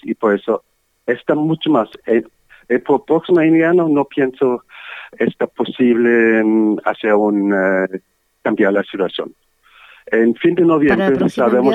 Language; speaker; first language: Spanish; non-native, learner; German